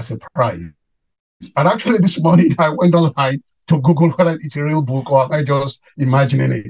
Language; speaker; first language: English; non-native, local second language; Yoruba